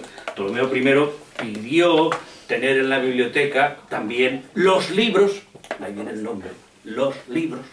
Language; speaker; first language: Spanish; native; Spanish